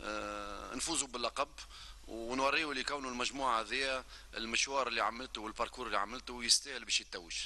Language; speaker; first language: Arabic; native; Arabic